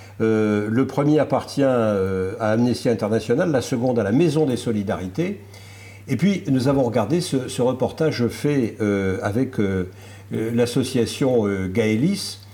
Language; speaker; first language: French; native; French